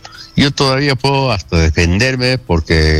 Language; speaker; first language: Spanish; native; Spanish